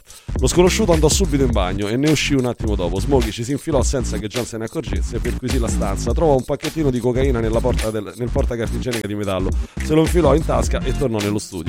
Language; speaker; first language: Italian; native; Italian